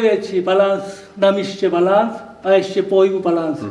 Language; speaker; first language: Czech; non-native, learner; Korean